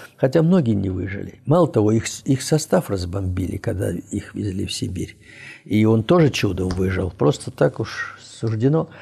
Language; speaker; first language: Russian; native; Russian